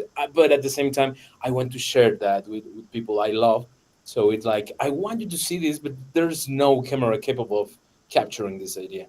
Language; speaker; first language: English; non-native, fluent; Spanish